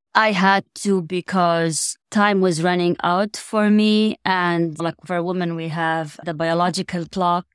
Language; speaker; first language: English; non-native, fluent; Arabic